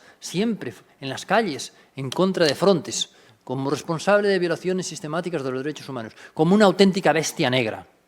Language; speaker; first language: Spanish; native; Spanish